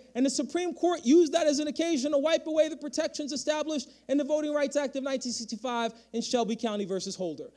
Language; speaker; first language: English; native; English